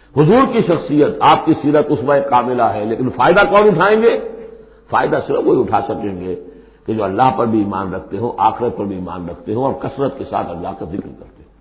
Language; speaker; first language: Urdu; native; Urdu